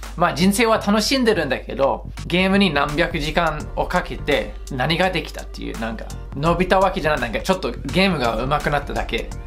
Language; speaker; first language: Japanese; non-native, fluent; English